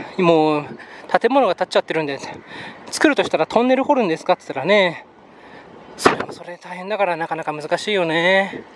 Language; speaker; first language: Japanese; native; Japanese